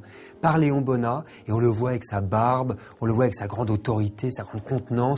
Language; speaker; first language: French; native; French